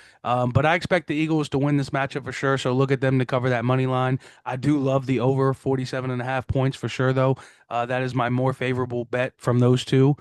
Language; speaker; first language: English; native; English